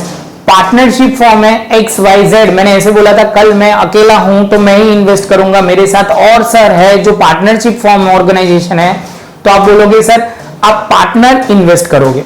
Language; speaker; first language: Hindi; non-native, local second language; Gujarati